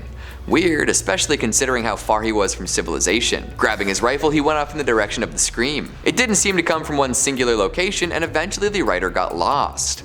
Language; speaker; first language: English; native; English